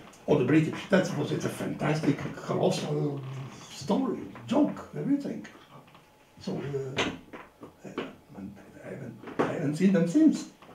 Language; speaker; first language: English; non-native, fluent; Italian